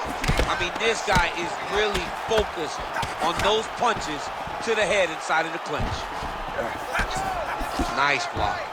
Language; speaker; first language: English; native; English